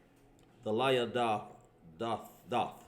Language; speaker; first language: English; native; English